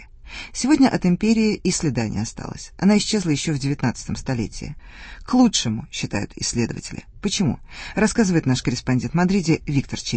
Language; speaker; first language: Russian; native; Russian